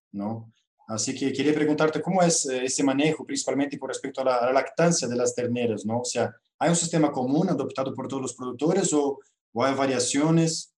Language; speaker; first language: Spanish; non-native, fluent; Portuguese